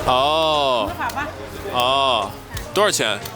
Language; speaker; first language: Chinese; non-native, learner; English